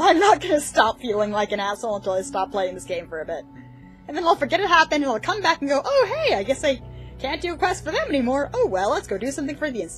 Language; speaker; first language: English; native; English